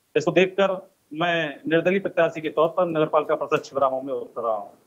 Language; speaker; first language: Hindi; native; Hindi